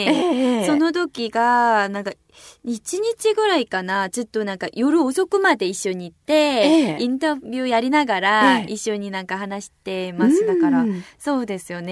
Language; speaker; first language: Japanese; non-native, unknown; Korean